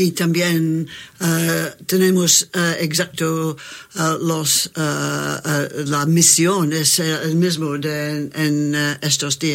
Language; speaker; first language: Spanish; non-native, learner; English